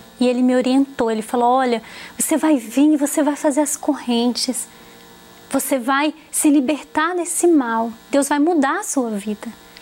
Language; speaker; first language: Portuguese; native; Portuguese